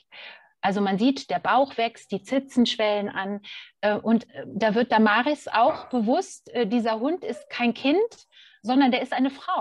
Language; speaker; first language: German; native; German